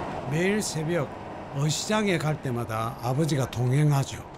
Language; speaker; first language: Korean; native; Korean